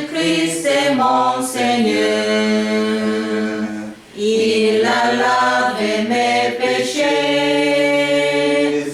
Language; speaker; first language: French; non-native, learner; Korean